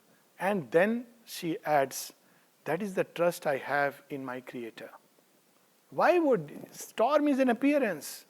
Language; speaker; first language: English; non-native, local second language; Hindi